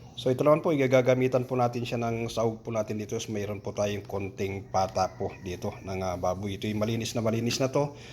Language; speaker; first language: Filipino; non-native, local second language; Iloko